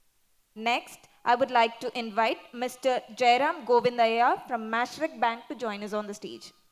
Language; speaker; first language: English; non-native, local second language; Tamil